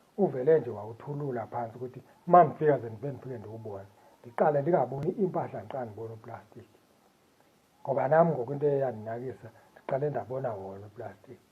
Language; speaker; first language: Zulu; non-native, local second language; Xhosa